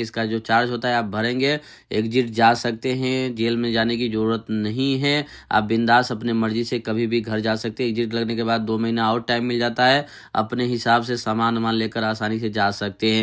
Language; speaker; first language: Hindi; native; Hindi